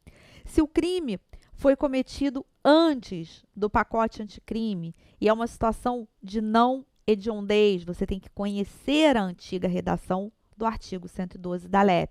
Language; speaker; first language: Portuguese; native; Portuguese